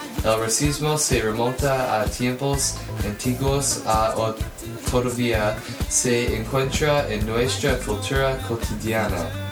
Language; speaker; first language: Spanish; non-native, learner; English